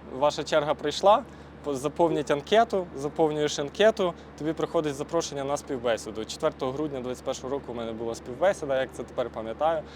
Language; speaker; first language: Ukrainian; native; Ukrainian